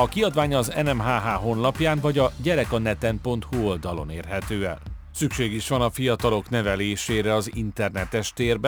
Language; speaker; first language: Hungarian; native; Hungarian